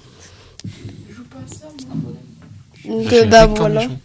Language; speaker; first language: French; native; French